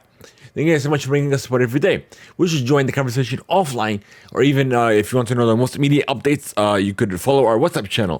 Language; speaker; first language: English; early bilingual, heritage; Arabic